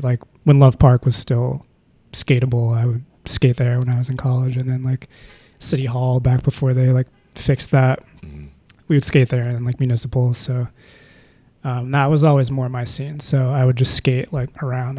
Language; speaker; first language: English; native; English